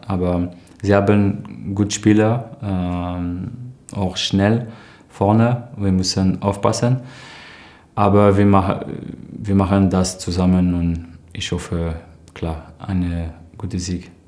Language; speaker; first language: German; non-native, learner; French